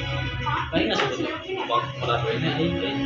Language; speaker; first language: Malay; non-native, local second language; Sundanese